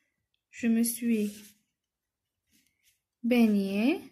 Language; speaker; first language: French; non-native, local second language; Arabic